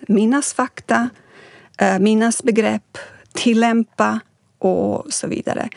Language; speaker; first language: Swedish; non-native, fluent; Bosnian